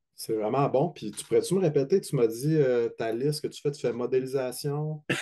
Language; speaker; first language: French; native; French